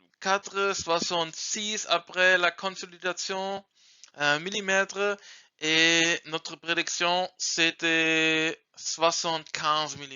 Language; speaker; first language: French; non-native, learner; German